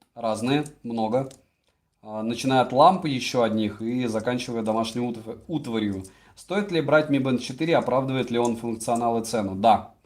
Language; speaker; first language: Russian; native; Russian